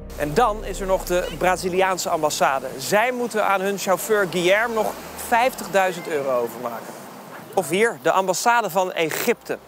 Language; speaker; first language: Dutch; native; Dutch